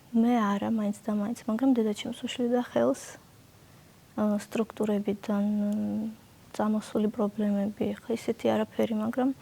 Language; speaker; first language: Georgian; non-native, local second language; Russian